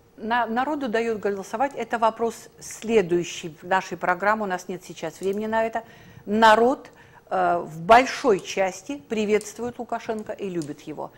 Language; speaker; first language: Russian; native; Russian